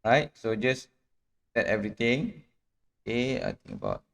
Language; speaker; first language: English; non-native, local second language; Malay